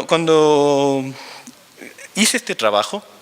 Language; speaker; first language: Spanish; native; Spanish